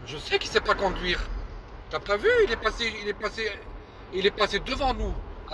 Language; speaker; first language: French; native; French